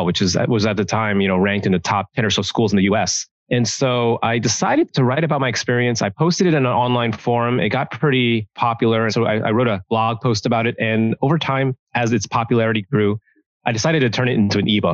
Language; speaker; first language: English; native; English